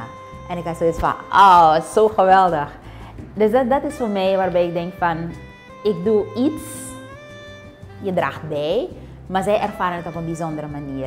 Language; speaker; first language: Dutch; native; Dutch